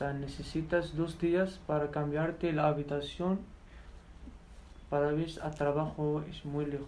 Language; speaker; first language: Spanish; non-native, learner; Berber languages